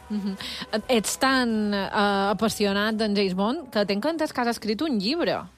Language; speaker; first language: Catalan; native; Catalan